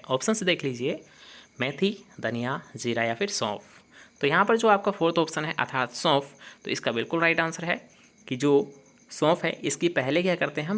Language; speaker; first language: Hindi; native; Hindi